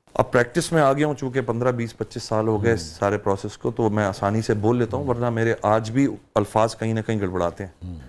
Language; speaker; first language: Urdu; early bilingual, heritage; Urdu